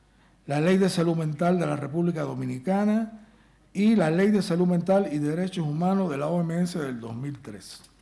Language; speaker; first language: Spanish; native; Spanish